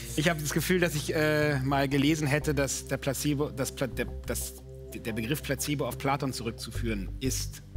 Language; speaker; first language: German; native; German